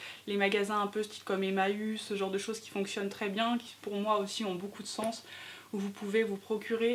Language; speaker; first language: French; native; French